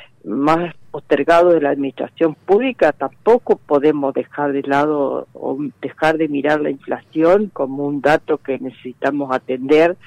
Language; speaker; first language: Spanish; native; Spanish